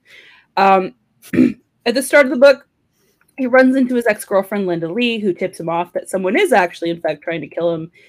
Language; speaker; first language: English; native; English